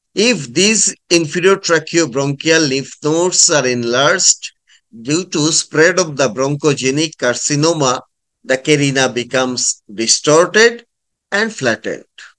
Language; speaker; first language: English; non-native, local second language; Bangla